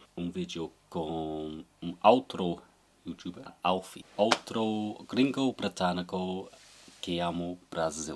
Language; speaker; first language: Portuguese; non-native, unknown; English